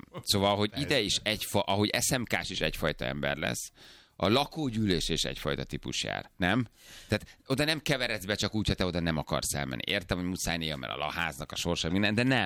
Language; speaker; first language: Hungarian; native; Hungarian